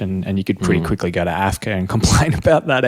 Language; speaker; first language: English; native; English